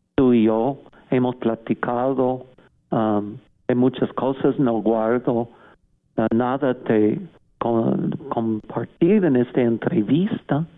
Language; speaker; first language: Spanish; non-native, fluent; English